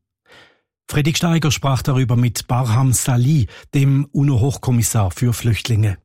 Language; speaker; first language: German; native; German